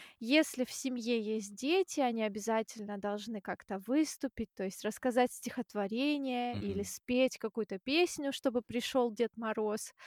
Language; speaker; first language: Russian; native; Russian